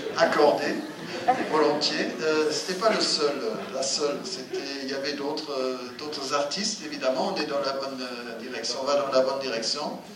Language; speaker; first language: French; non-native, fluent; German